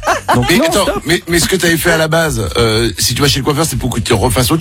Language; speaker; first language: French; native; French